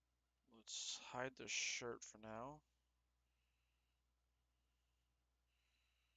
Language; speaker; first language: English; native; English